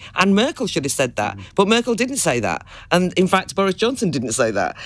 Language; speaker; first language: English; native; English